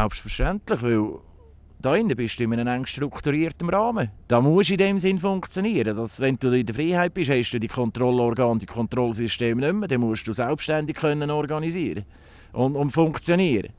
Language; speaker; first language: German; native; German